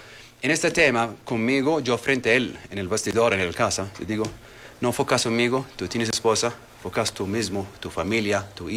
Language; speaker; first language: Spanish; non-native, learner; Arabic